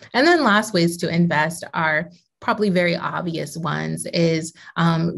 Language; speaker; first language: English; native; English